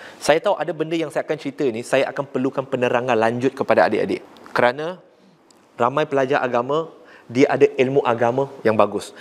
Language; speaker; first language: Malay; non-native, local second language; Chinese